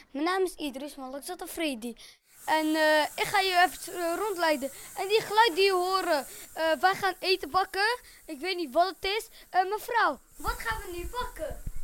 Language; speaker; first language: Dutch; early bilingual, other home language; Persian